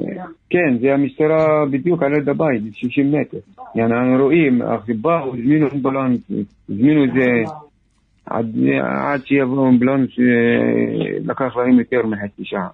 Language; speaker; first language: Hebrew; non-native, local second language; Arabic